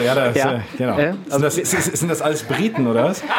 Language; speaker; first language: German; native; German